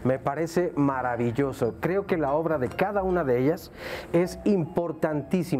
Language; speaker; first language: Spanish; native; Spanish